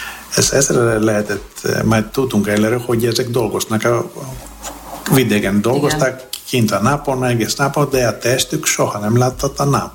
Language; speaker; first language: Hungarian; non-native, fluent; Greek